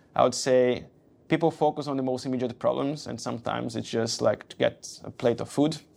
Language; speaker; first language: English; non-native, fluent; Portuguese